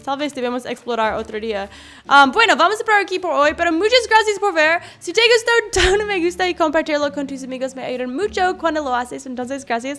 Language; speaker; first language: Spanish; non-native, learner; English